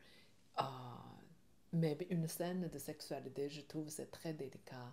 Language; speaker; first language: French; non-native, learner; Chinese